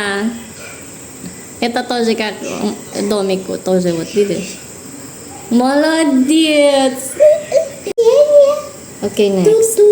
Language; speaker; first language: Russian; non-native, learner; Filipino